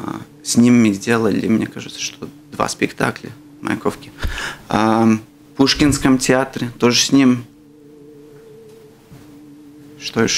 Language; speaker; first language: Russian; non-native, local second language; Latvian